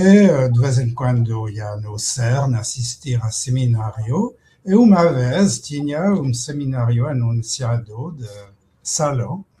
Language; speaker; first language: Portuguese; non-native, fluent; French